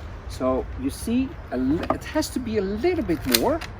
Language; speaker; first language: English; non-native, fluent; Dutch